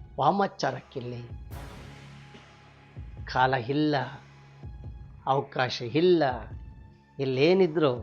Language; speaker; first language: Kannada; native; Kannada